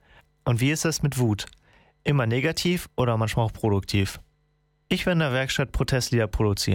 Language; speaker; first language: German; native; German